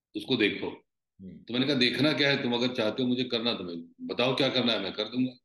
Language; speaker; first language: Hindi; native; Hindi